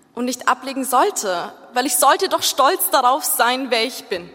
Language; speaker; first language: German; early bilingual, other home language; Zaza